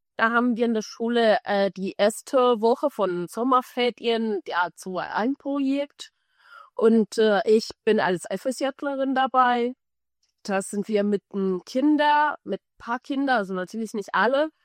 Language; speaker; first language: German; non-native, fluent; Spanish